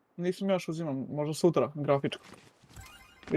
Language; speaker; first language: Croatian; non-native, learner; Macedonian